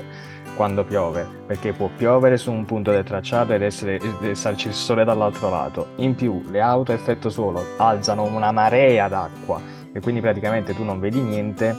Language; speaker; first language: Italian; native; Italian